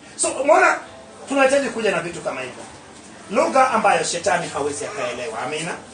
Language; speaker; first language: Swahili; non-native, local second language; Luo (Kenya and Tanzania)